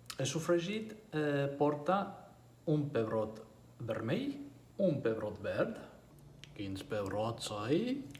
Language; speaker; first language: Catalan; non-native, learner; Spanish